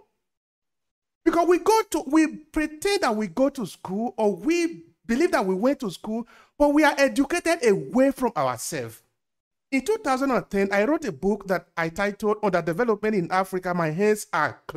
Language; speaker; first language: English; non-native, local second language; Bini